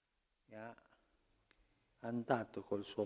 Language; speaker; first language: Italian; non-native, fluent; Spanish